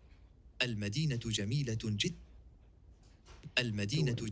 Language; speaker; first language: Arabic; non-native, learner; English